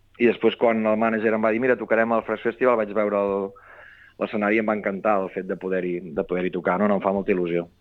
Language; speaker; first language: Catalan; native; Catalan